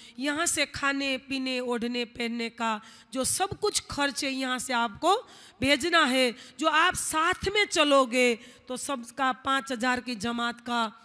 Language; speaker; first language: Hindi; non-native, local second language; Gujarati